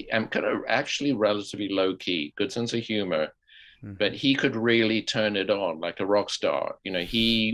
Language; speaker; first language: English; native; English